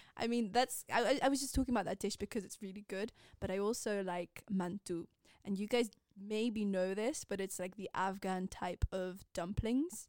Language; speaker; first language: English; non-native, fluent; Persian